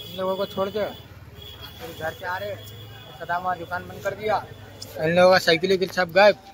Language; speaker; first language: Hindi; non-native, local second language; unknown